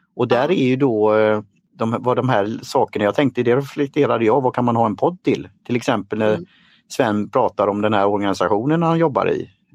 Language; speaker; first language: Swedish; native; Swedish